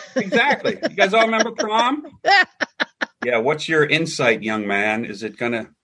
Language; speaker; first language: English; native; English